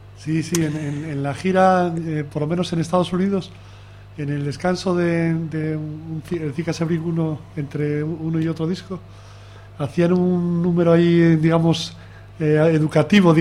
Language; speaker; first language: Spanish; native; Spanish